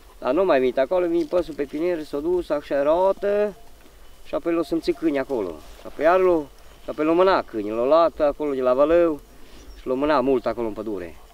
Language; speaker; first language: Romanian; native; Romanian